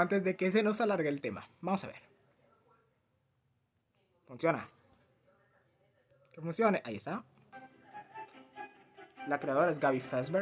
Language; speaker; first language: Spanish; native; Spanish